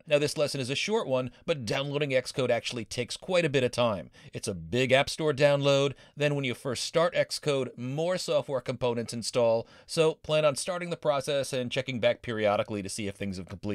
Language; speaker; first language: English; native; English